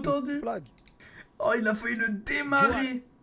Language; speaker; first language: French; native; French